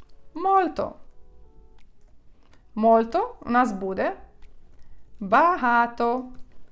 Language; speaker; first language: Italian; non-native, fluent; Ukrainian